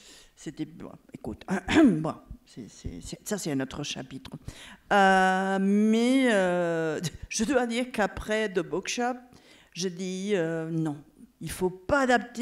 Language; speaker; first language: French; non-native, fluent; Catalan